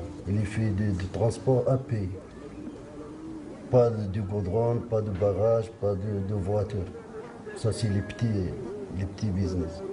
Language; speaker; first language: French; non-native, learner; Arabic